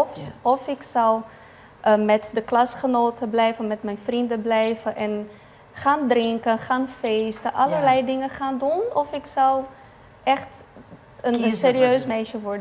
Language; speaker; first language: Dutch; non-native, fluent; Portuguese